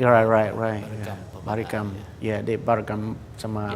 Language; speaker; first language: English; non-native, learner; Khmer